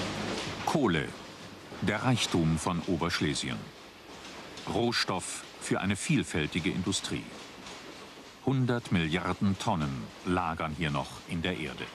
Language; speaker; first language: German; native; German